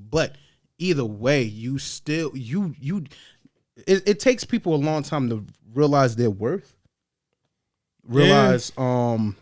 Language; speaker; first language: English; native; English